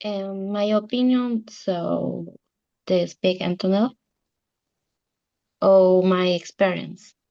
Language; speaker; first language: English; non-native, learner; Spanish